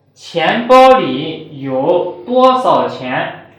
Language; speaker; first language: Chinese; non-native, fluent; Urdu